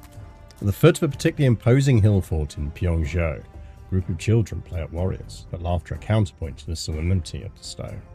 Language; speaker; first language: English; native; English